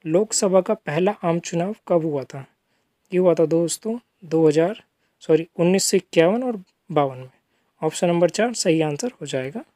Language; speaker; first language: Hindi; native; Hindi